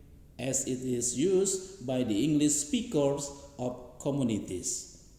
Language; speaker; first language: English; non-native, learner; Indonesian